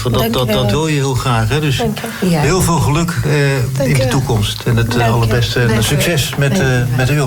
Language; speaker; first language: Dutch; native; Dutch